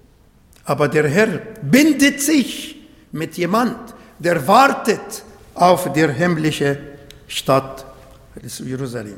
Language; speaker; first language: German; non-native, learner; Arabic